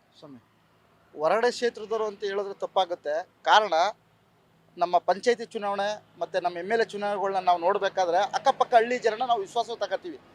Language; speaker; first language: Kannada; native; Kannada